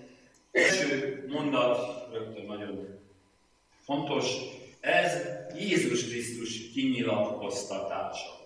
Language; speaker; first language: Hungarian; native; Hungarian